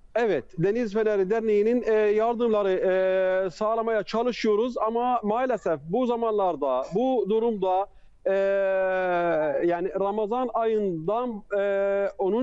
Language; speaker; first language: Turkish; non-native, fluent; Arabic